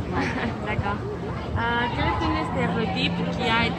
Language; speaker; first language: French; non-native, learner; Spanish